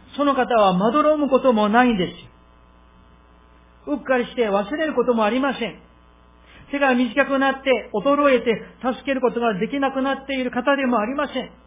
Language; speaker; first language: Japanese; non-native, fluent; Korean